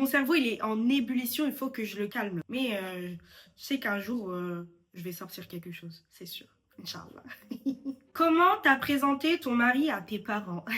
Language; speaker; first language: French; early bilingual, other home language; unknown